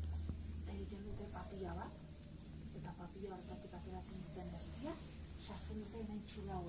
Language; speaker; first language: Basque; native; Basque